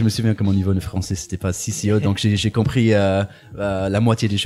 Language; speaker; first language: French; non-native, fluent; English